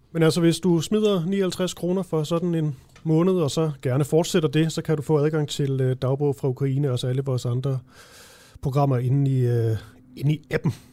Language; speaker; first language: Danish; native; Danish